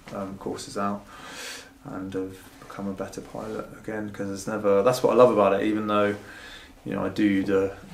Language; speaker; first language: English; native; English